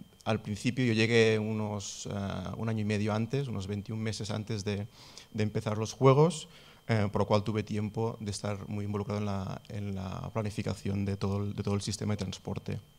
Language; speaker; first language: Spanish; non-native, local second language; Catalan